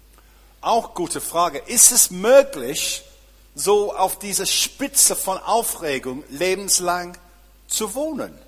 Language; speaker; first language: German; non-native, fluent; English